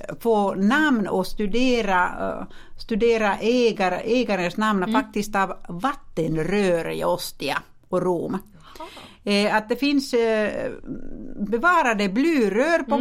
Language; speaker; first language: Swedish; non-native, fluent; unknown